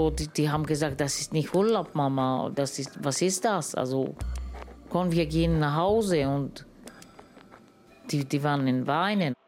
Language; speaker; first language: German; non-native, learner; Romany